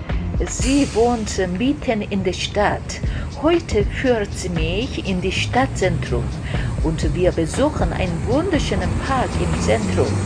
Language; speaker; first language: German; non-native, fluent; Korean